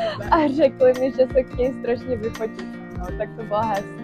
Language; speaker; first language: Czech; early bilingual, heritage; Czech